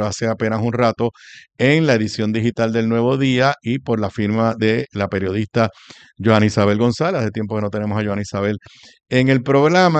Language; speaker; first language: Spanish; native; Spanish